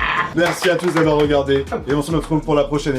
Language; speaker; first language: French; native; French